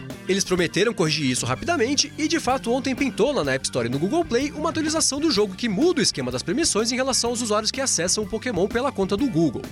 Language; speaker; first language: Portuguese; native; Portuguese